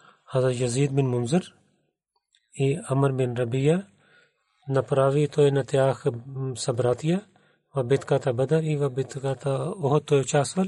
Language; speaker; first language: Bulgarian; non-native, learner; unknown